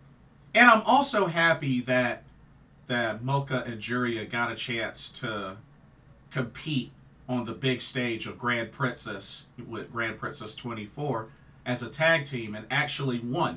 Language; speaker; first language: English; native; English